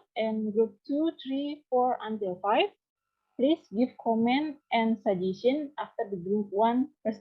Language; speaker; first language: English; non-native, learner; Indonesian